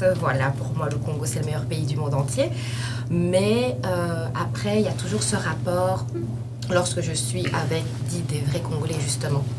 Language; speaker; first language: French; early bilingual, other home language; Lingala